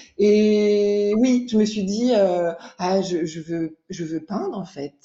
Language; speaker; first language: French; native; French